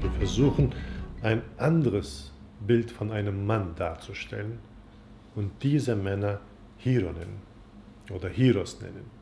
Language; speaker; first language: German; non-native, fluent; Turkish